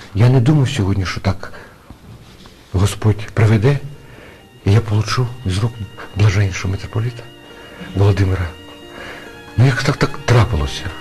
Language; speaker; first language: Ukrainian; native; Ukrainian